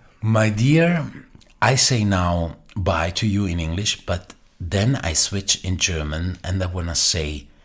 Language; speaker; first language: English; non-native, learner; German